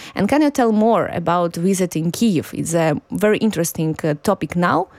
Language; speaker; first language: English; non-native, learner; Ukrainian